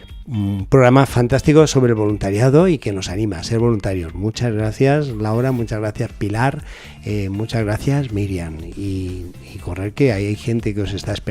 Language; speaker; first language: Spanish; native; Spanish